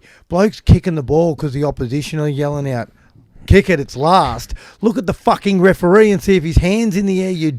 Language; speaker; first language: English; native; English